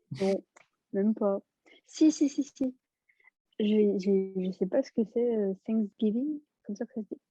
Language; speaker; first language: French; early bilingual, other home language; Portuguese